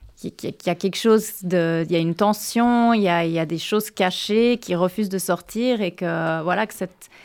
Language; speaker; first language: French; native; French